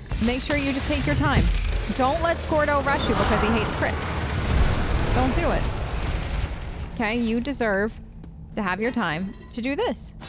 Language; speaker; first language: English; native; English